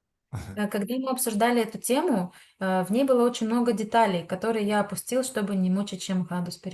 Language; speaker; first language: Russian; native; Russian